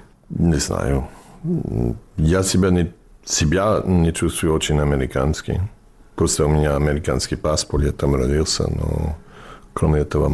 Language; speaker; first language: Russian; non-native, fluent; English